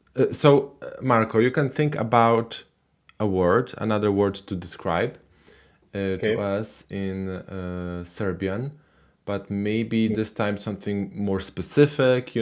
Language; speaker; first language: English; non-native, fluent; Polish